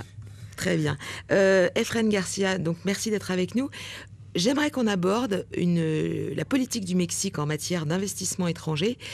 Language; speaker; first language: French; native; French